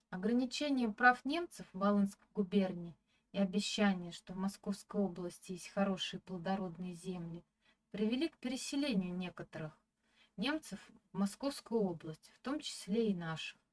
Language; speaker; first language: Russian; native; Russian